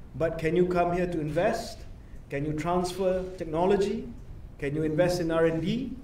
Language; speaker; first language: English; non-native, local second language; Malay